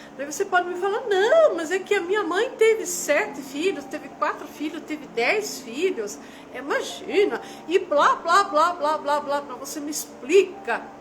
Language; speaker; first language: Portuguese; non-native, local second language; German